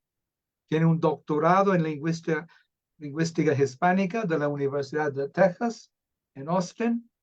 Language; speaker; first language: Spanish; non-native, fluent; English